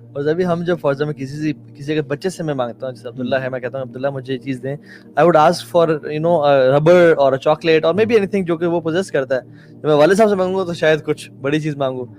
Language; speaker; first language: Urdu; native; Urdu